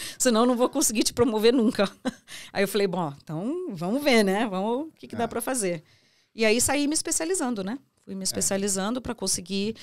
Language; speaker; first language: Portuguese; early bilingual, heritage; Portuguese